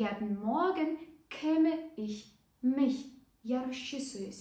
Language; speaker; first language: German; non-native, fluent; Ukrainian